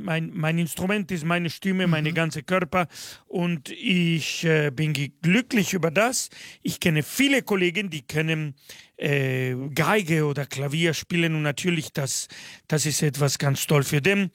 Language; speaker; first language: German; non-native, fluent; Spanish